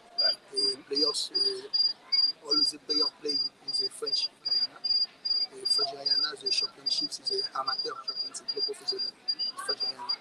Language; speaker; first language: English; non-native, learner; French